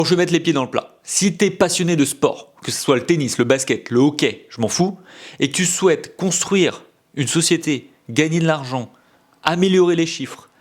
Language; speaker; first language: French; native; French